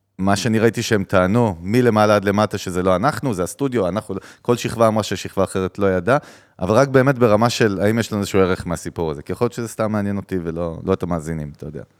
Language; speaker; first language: Hebrew; native; Hebrew